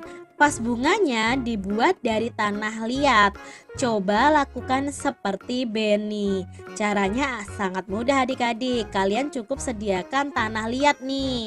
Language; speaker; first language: Indonesian; native; Indonesian